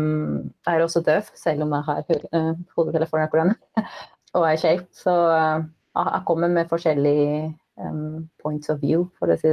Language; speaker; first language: Norwegian; non-native, fluent; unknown